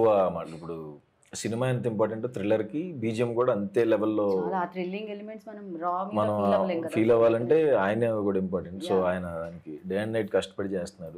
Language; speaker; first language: Telugu; native; Telugu